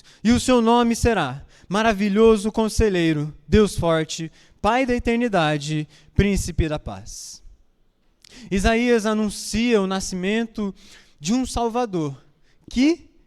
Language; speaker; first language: Portuguese; native; Portuguese